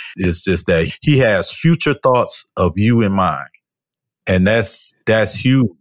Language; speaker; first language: English; native; English